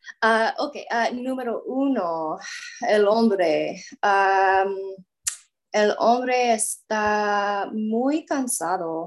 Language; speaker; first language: Spanish; non-native, learner; English